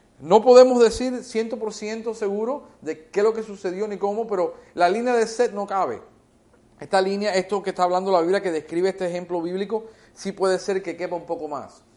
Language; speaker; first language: Spanish; early bilingual, heritage; Spanish